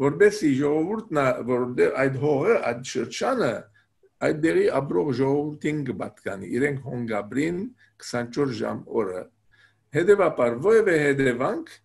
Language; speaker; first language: Armenian; native; Armenian